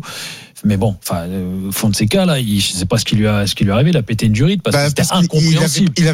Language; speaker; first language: French; native; French